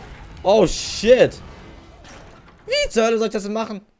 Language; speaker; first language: German; native; German